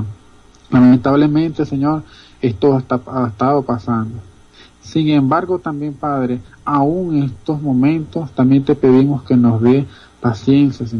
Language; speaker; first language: Spanish; native; Spanish